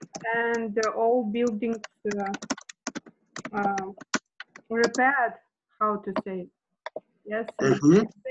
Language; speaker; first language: English; non-native, learner; Russian